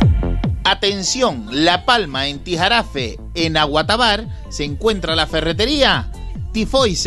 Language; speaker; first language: Spanish; native; Spanish